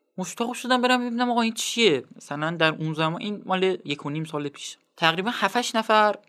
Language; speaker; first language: Persian; non-native, local second language; Azerbaijani